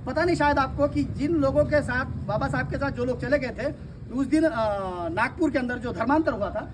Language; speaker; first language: Hindi; non-native, local second language; Marathi